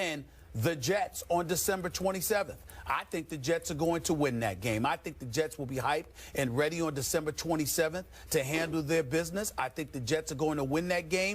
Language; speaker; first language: English; native; English